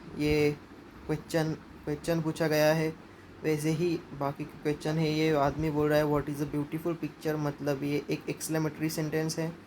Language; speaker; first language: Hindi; non-native, local second language; Marathi